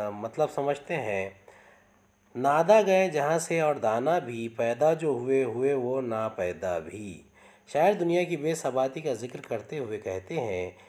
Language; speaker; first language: Urdu; native; Urdu